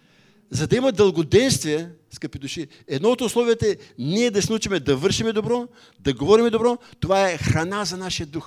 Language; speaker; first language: Bulgarian; native; Bulgarian